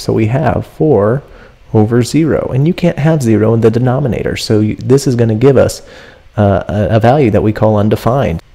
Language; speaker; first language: English; native; English